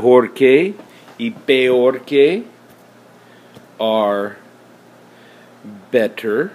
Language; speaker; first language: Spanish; non-native, fluent; English